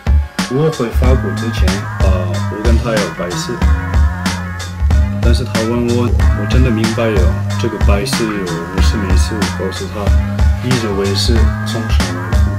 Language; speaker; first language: Chinese; non-native, fluent; French